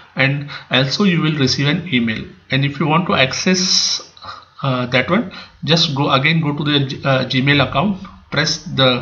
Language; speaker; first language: English; non-native, local second language; Kannada